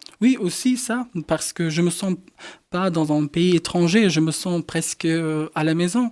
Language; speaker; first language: French; non-native, fluent; German